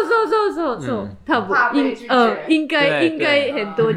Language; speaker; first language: Chinese; non-native, learner; Japanese